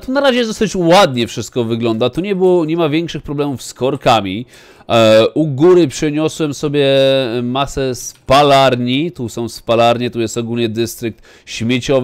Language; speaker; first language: Polish; native; Polish